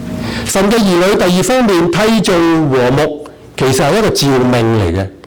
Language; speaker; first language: Chinese; non-native, local second language; Cantonese